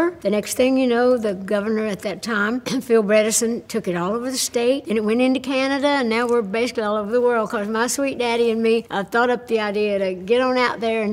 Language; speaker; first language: English; native; English